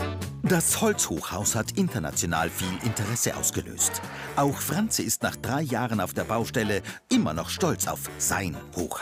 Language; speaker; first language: German; native; German